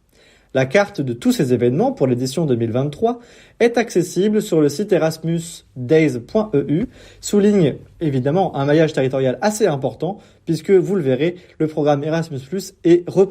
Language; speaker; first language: French; native; French